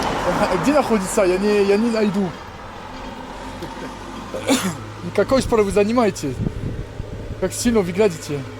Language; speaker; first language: Russian; non-native, learner; French